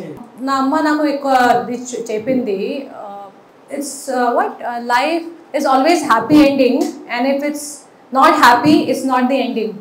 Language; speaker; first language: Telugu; non-native, learner; Hindi